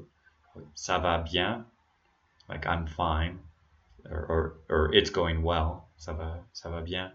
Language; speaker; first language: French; non-native, fluent; English